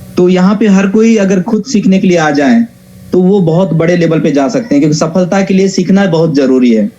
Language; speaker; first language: Hindi; native; Hindi